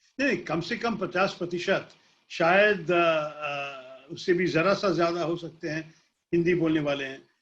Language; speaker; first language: Hindi; non-native, local second language; Malayalam